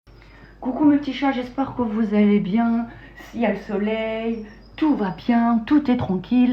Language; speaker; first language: French; native; French